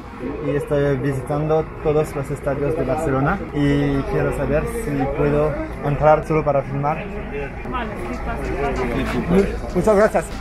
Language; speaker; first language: Spanish; non-native, fluent; French